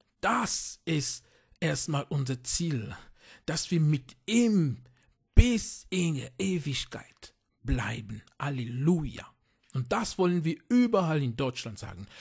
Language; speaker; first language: German; non-native, fluent; French